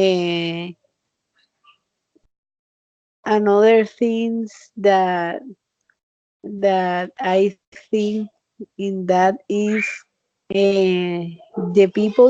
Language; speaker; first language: English; non-native, learner; Spanish